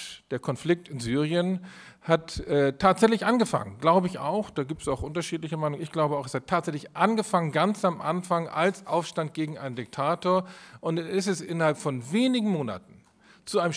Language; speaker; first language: German; native; German